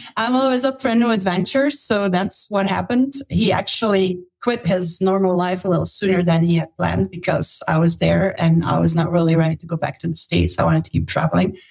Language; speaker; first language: English; non-native, fluent; Dutch